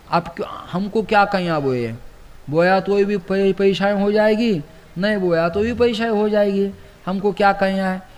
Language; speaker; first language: Hindi; non-native, local second language; Marathi